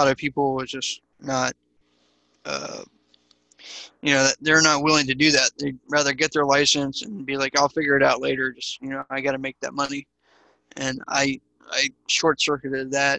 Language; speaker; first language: English; native; English